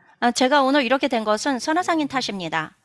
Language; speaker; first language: Korean; native; Korean